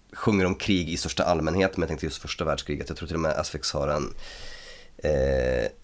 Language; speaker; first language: Swedish; native; Swedish